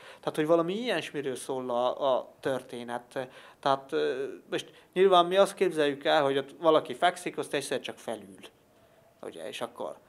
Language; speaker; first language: Hungarian; native; Hungarian